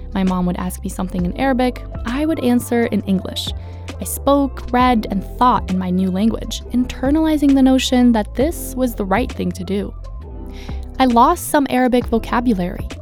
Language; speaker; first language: English; early bilingual, other home language; Arabic